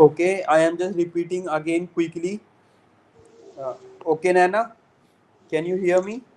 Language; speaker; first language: English; non-native, local second language; Hindi